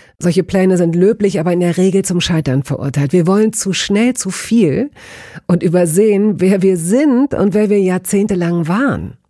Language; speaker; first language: German; native; German